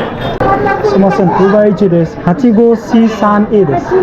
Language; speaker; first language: Japanese; non-native, learner; Nepali